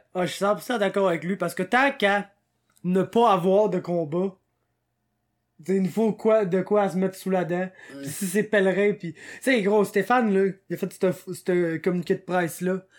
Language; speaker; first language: French; native; French